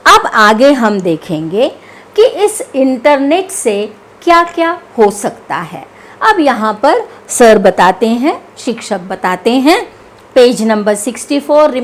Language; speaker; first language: Hindi; non-native, local second language; Kannada